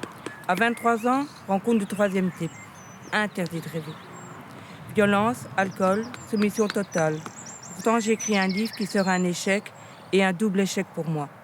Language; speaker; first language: French; native; French